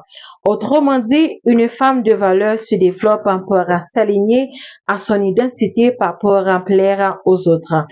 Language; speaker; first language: French; non-native, local second language; Haitian Creole